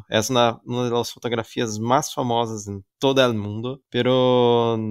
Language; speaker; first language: Spanish; non-native, fluent; Portuguese